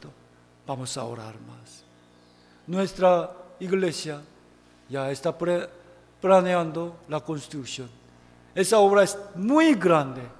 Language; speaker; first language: Spanish; non-native, fluent; Korean